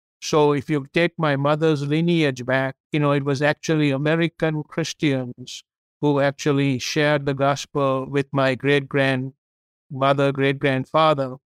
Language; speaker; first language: English; non-native, local second language; Tamil